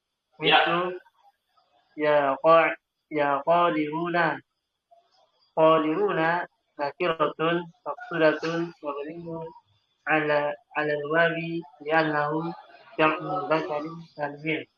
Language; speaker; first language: Arabic; non-native, learner; Indonesian